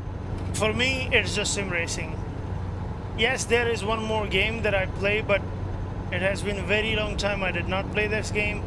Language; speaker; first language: English; non-native, local second language; Pashto